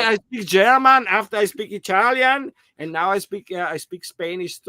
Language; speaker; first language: English; non-native, learner; German